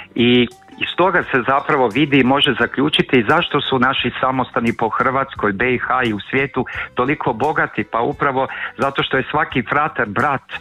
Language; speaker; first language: Croatian; native; Croatian